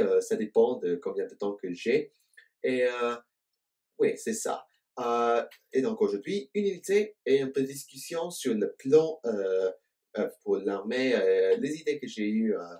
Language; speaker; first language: French; non-native, fluent; English